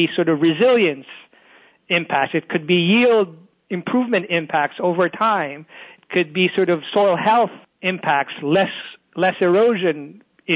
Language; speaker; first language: English; non-native, local second language; Filipino